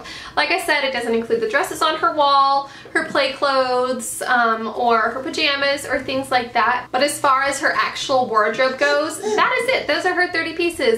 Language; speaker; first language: English; native; English